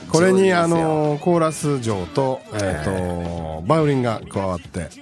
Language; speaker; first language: Japanese; native; Japanese